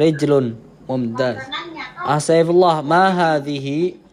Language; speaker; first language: Arabic; non-native, fluent; Indonesian